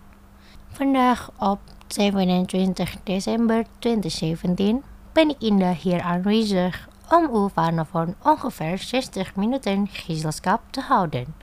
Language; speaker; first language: Dutch; non-native, fluent; Indonesian